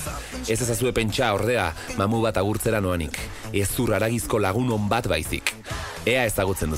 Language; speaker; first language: Basque; native; Basque